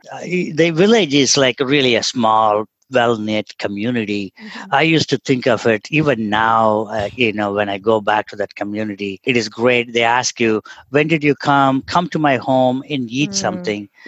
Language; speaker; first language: English; non-native, local second language; Tamil